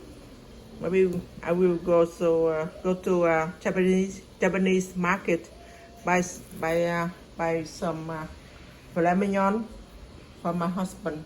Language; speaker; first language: English; non-native, learner; Vietnamese